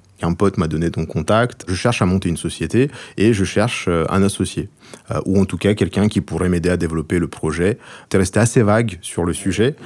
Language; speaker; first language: French; early bilingual, other home language; Russian